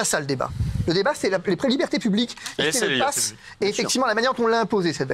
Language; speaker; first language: French; native; French